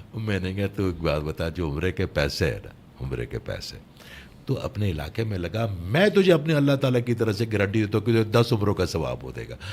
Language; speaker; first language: Urdu; non-native, local second language; Pashto